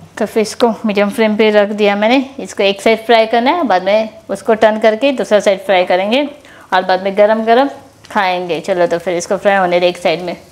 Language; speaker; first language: Hindi; non-native, local second language; Konkani